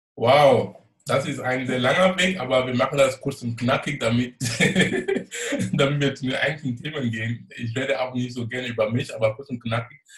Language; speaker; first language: German; non-native, fluent; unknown